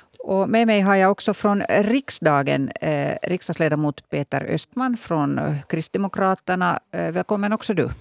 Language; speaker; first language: Swedish; native; Swedish